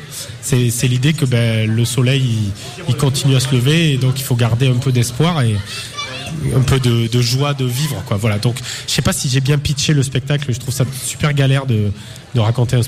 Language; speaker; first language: French; native; French